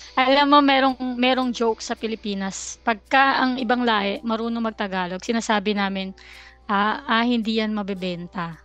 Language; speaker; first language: Filipino; native; Filipino